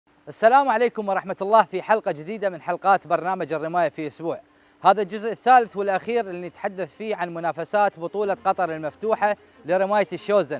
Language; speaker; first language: Arabic; native; Arabic